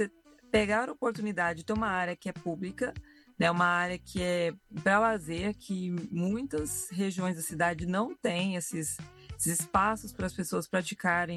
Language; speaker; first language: Portuguese; native; Portuguese